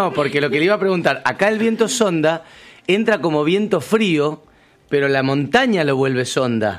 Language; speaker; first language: Spanish; native; Spanish